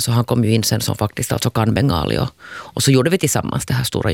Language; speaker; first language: Swedish; native; Swedish